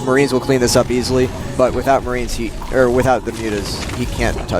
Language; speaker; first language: English; native; English